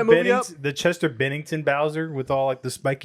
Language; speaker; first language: English; native; English